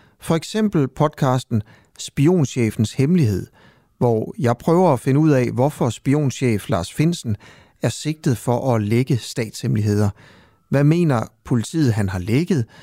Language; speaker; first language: Danish; native; Danish